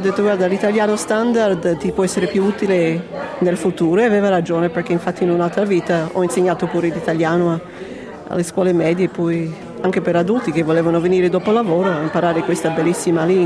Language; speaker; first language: Italian; early bilingual, heritage; Italian